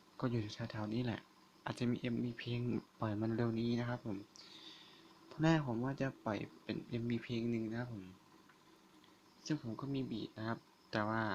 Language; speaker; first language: Thai; native; Thai